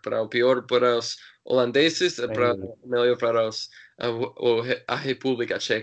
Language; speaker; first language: Portuguese; non-native, learner; English